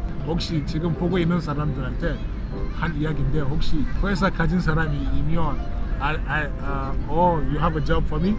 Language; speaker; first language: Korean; non-native, learner; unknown